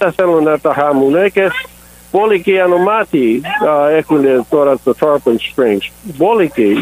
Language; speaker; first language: Greek; early bilingual, heritage; English